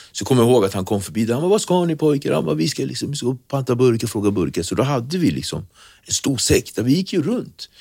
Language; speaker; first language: Swedish; early bilingual, other home language; Kabuverdianu